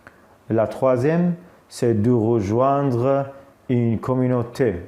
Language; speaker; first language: French; non-native, fluent; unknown